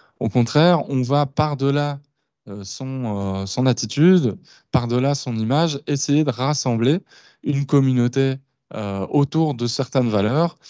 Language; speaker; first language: French; native; French